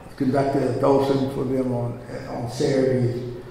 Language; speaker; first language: English; native; English